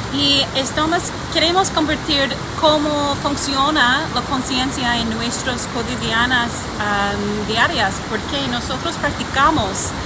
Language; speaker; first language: Spanish; non-native, learner; English